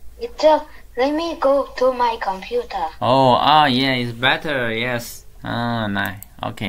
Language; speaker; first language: English; non-native, learner; Chinese